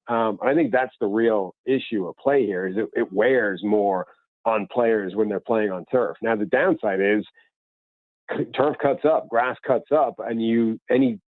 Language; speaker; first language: English; native; English